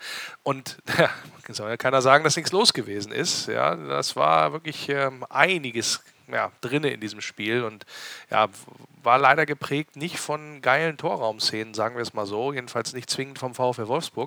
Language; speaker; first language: German; native; German